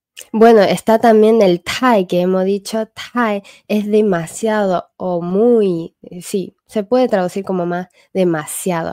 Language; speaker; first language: Spanish; non-native, fluent; Chinese